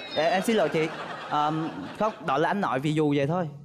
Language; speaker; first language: Vietnamese; native; Vietnamese